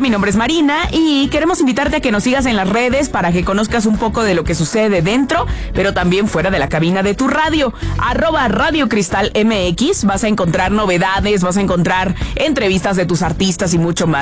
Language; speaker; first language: Spanish; native; Spanish